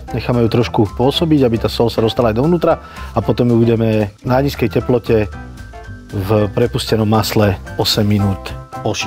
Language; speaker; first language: Slovak; native; Slovak